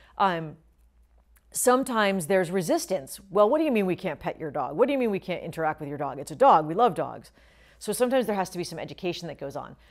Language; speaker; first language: English; native; English